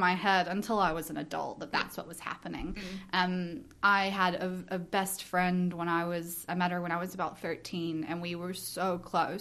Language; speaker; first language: English; native; English